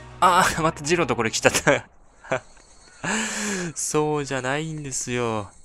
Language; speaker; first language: Japanese; non-native, fluent; Chinese